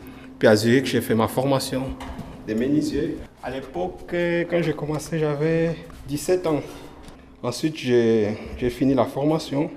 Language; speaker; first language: French; non-native, fluent; Portuguese